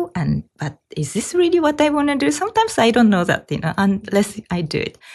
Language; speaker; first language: English; non-native, fluent; Japanese